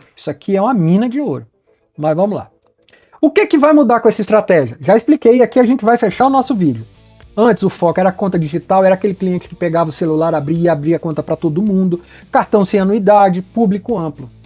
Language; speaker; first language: Portuguese; native; Portuguese